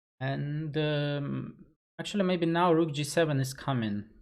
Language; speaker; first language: English; non-native, fluent; Russian